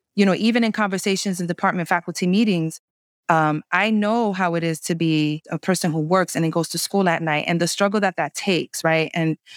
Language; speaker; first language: English; native; English